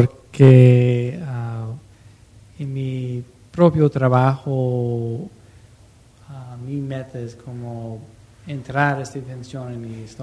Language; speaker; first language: Spanish; non-native, learner; English